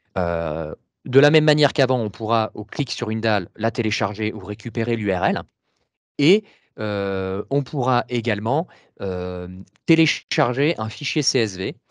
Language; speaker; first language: French; native; French